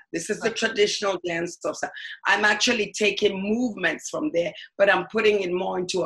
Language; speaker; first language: English; non-native, local second language; Akan